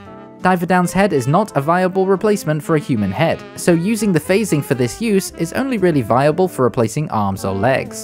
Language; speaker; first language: English; native; English